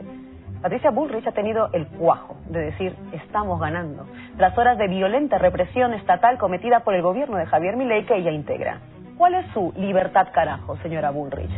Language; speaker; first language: Spanish; native; Spanish